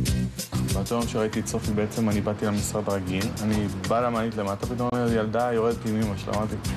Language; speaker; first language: Hebrew; native; Hebrew